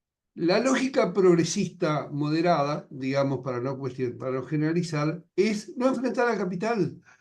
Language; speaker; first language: Spanish; native; Spanish